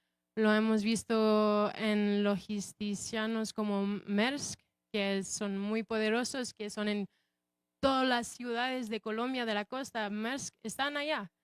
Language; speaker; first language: Spanish; non-native, fluent; English